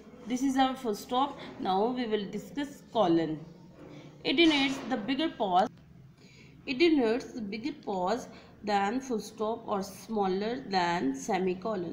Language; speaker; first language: English; non-native, local second language; Urdu